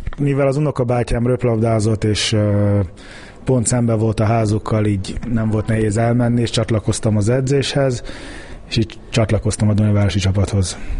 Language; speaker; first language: Hungarian; early bilingual, heritage; Hungarian